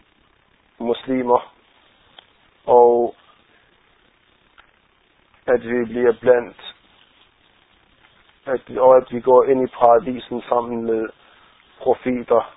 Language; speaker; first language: Danish; non-native, fluent; Arabic